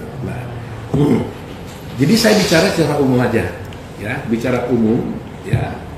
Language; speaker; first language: Indonesian; native; Indonesian